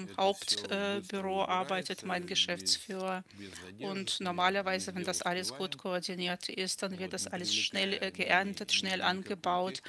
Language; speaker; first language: German; non-native, fluent; Russian